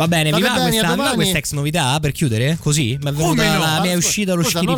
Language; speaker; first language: Italian; native; Italian